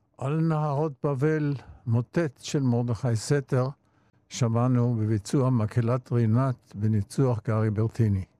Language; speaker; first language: Hebrew; early bilingual, other home language; German